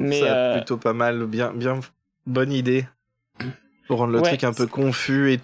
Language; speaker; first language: French; native; French